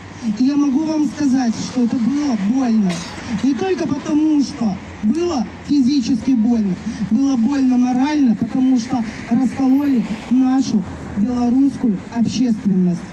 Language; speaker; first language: Russian; native; Russian